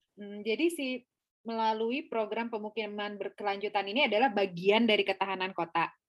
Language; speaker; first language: Indonesian; native; Indonesian